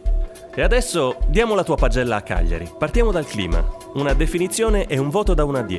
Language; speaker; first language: Italian; native; Italian